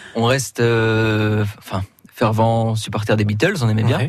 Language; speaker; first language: French; native; French